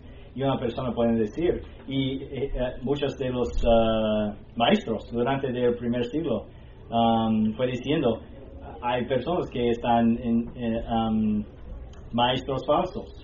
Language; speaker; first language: Spanish; non-native, learner; English